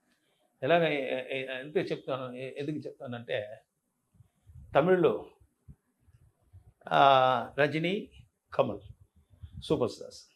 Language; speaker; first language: Telugu; non-native, learner; Tamil